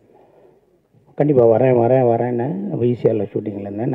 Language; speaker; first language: Tamil; native; Tamil